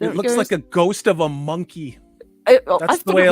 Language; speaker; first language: English; native; English